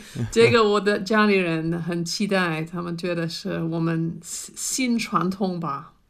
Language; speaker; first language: Chinese; non-native, fluent; English